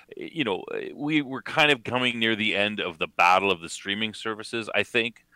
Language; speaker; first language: English; native; English